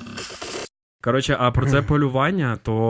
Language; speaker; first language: Ukrainian; native; Ukrainian